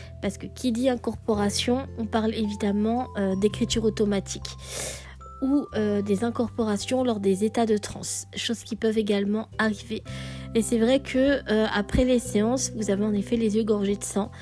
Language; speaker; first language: French; native; French